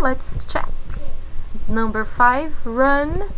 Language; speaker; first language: English; non-native, fluent; Portuguese